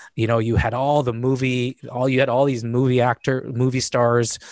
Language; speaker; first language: English; native; English